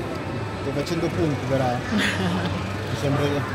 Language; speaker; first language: Italian; early bilingual, other home language; Filipino